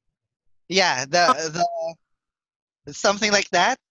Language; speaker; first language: English; non-native, local second language; Filipino